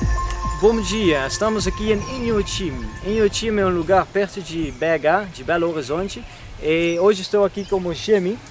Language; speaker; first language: Portuguese; non-native, learner; Dutch